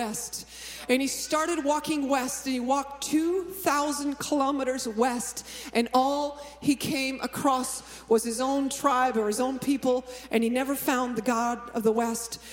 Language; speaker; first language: English; native; English